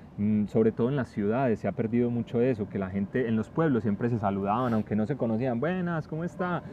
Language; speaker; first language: Spanish; native; Spanish